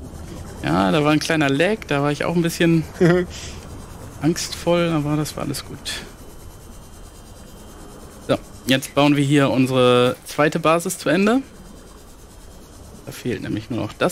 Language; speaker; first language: German; native; German